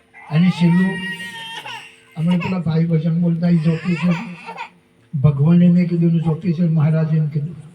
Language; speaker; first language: Gujarati; non-native, local second language; Bhili